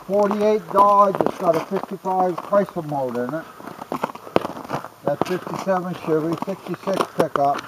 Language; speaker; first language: English; native; English